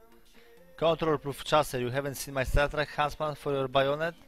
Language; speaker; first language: English; non-native, learner; Polish